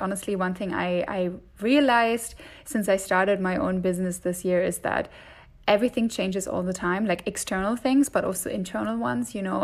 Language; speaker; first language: English; non-native, fluent; German